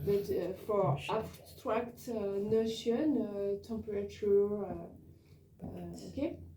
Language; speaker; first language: English; non-native, learner; French